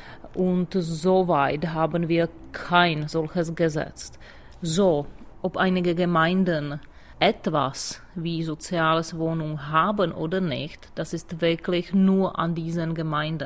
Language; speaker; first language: German; non-native, fluent; Czech